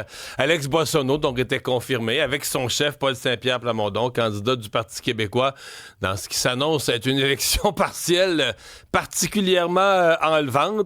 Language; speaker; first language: French; native; French